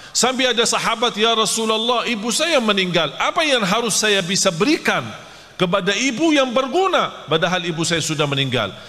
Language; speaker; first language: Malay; non-native, fluent; Arabic